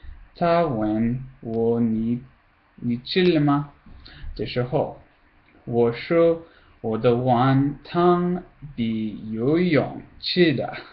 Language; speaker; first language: Chinese; non-native, learner; English